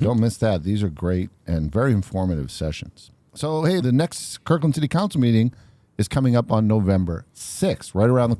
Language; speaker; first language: English; native; English